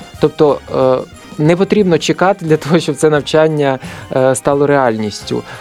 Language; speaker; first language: Ukrainian; native; Ukrainian